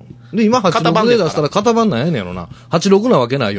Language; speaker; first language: Japanese; native; Japanese